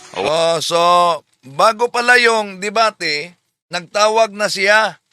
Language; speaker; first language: Filipino; non-native, local second language; Cebuano